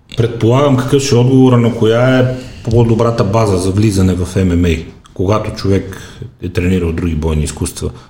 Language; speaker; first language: Bulgarian; native; Bulgarian